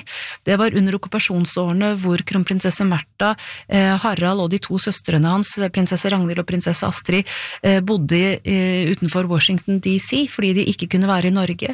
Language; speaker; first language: Norwegian; native; Norwegian